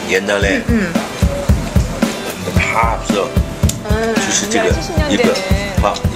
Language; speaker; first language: Korean; non-native, learner; Cantonese